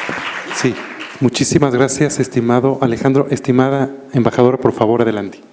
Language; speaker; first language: Spanish; native; Spanish